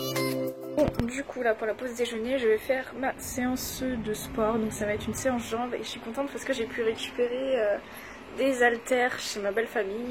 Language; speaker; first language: French; native; French